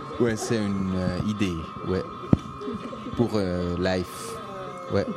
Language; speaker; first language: French; non-native, learner; German